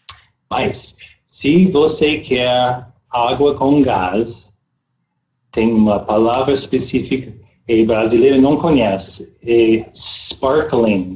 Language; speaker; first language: Portuguese; non-native, learner; English